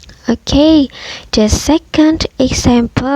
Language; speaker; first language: English; non-native, fluent; Indonesian